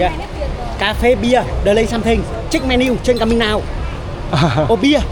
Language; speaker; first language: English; non-native, learner; Vietnamese